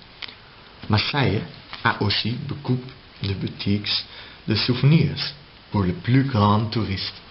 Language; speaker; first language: French; non-native, learner; Dutch